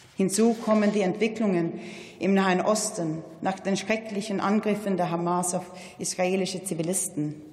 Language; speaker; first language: German; non-native, fluent; Swedish